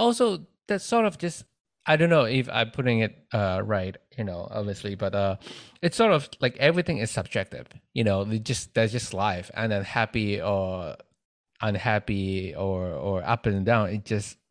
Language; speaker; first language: English; non-native, local second language; Chinese